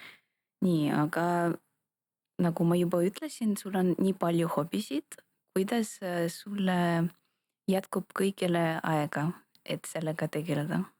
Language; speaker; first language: Estonian; non-native, local second language; Russian